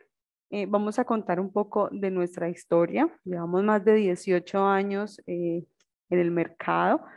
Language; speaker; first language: Spanish; native; Spanish